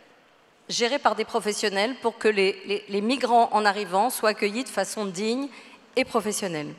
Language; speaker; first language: French; native; French